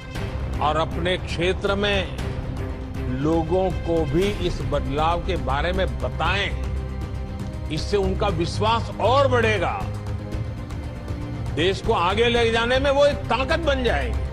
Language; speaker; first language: Hindi; non-native, local second language; Gujarati